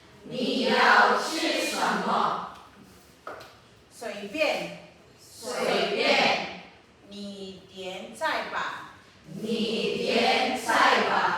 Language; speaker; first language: Chinese; non-native, fluent; Filipino